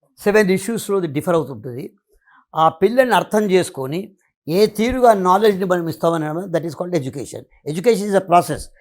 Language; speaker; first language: Telugu; native; Telugu